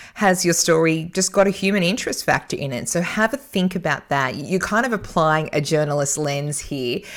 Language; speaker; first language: English; native; English